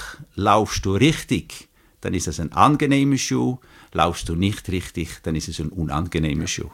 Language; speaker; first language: German; native; German